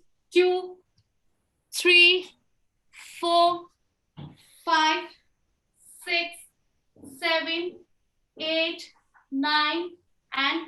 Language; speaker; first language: Hindi; native; Hindi